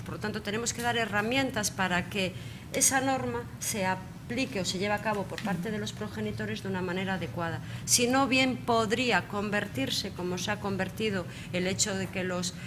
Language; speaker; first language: Spanish; native; Spanish